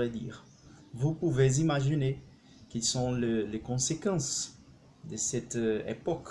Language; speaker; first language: French; non-native, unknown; Spanish